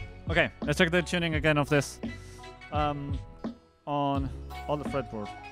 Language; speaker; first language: English; non-native, fluent; Spanish